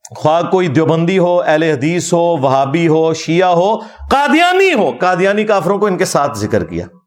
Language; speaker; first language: Urdu; non-native, local second language; Punjabi